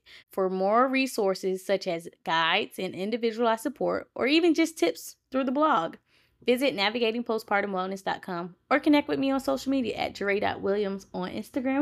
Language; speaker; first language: English; native; English